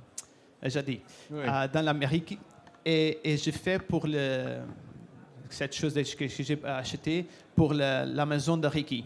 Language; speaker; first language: French; non-native, learner; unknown